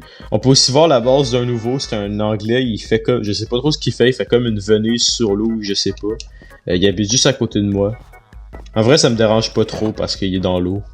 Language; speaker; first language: French; native; French